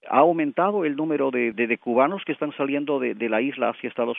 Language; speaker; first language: Spanish; native; Spanish